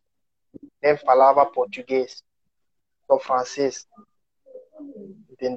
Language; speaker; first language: Portuguese; non-native, learner; French